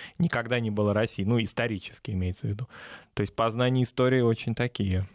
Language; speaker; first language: Russian; native; Russian